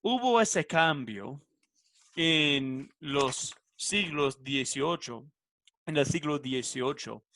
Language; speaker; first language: Spanish; non-native, fluent; English